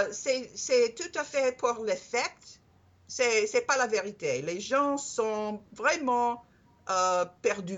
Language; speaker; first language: French; non-native, learner; English